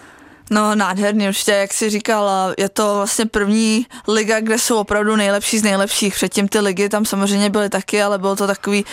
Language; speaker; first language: Czech; native; Czech